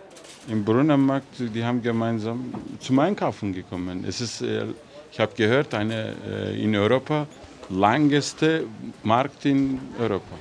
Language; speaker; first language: German; non-native, learner; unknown